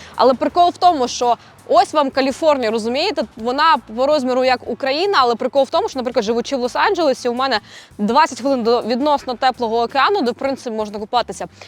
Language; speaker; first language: Ukrainian; native; Ukrainian